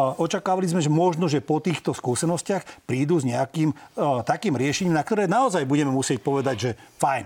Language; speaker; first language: Slovak; non-native, local second language; Hungarian